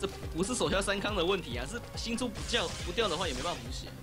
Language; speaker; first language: Chinese; native; Chinese